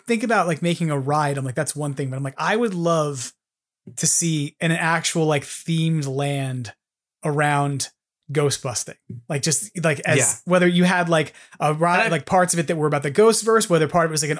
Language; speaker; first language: English; native; English